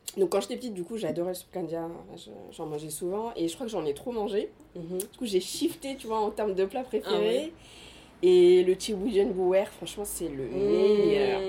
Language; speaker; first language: French; native; French